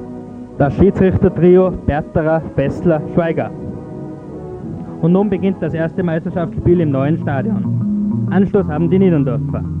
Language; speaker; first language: German; native; German